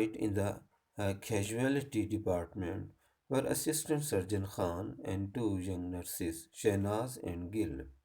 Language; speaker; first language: English; non-native, local second language; Hindi